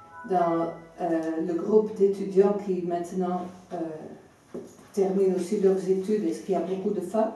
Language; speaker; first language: French; non-native, fluent; Dutch